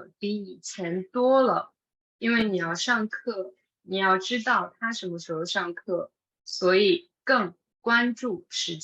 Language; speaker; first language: Chinese; non-native, fluent; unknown